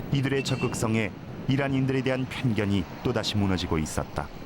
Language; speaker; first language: Korean; native; Korean